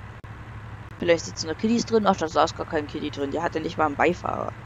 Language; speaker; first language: German; native; German